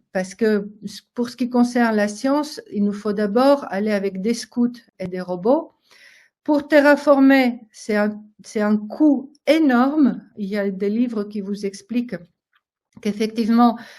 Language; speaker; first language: French; native; French